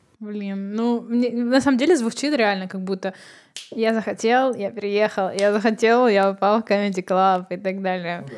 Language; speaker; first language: Russian; native; Russian